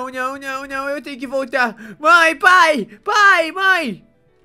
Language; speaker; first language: Portuguese; native; Portuguese